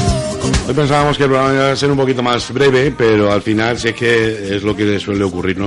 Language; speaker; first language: Spanish; native; Spanish